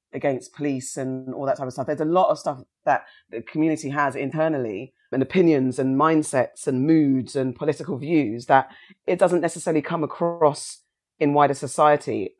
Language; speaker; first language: English; native; English